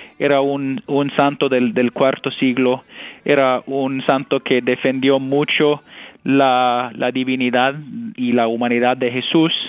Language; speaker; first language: Spanish; non-native, fluent; English